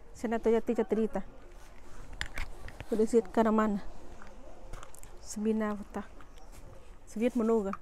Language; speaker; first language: Russian; non-native, learner; Tajik